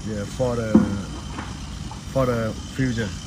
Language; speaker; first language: English; non-native, learner; Thai